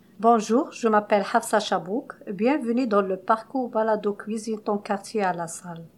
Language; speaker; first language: French; non-native, local second language; Arabic